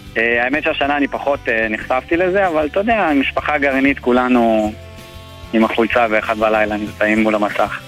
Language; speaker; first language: Hebrew; early bilingual, other home language; Spanish